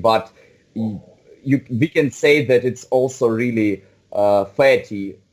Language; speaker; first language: English; non-native, fluent; Russian